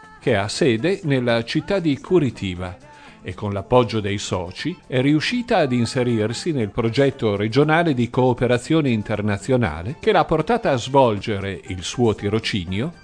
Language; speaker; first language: Italian; native; Italian